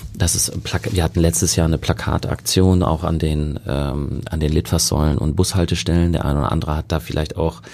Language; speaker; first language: German; native; German